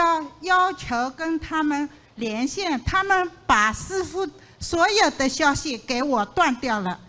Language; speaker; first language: Chinese; non-native, fluent; Vietnamese